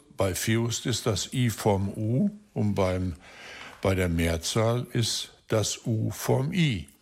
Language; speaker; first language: German; native; German